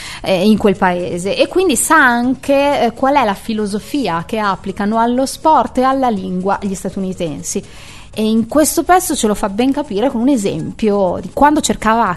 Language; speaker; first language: Italian; native; Italian